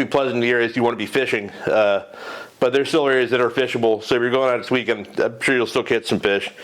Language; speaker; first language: English; native; English